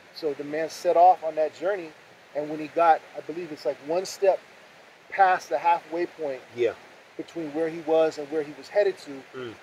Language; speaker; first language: English; native; English